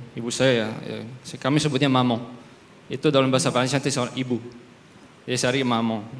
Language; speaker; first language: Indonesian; non-native, fluent; French